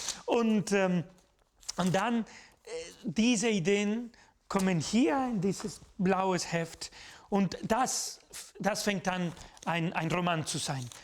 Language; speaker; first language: German; non-native, fluent; Spanish